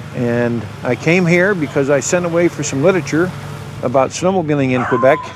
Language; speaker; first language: English; native; English